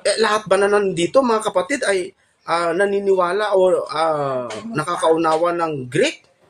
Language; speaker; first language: Filipino; non-native, local second language; Iloko